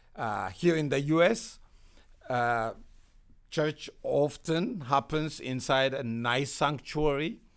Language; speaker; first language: English; non-native, fluent; Amharic